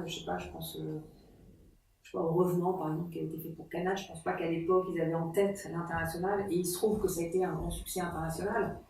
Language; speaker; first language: French; native; French